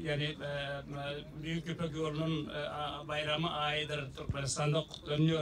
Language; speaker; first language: Turkish; non-native, learner; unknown